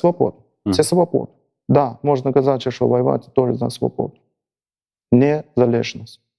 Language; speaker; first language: Ukrainian; non-native, learner; Chinese